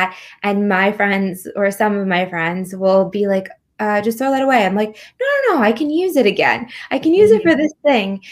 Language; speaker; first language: English; native; English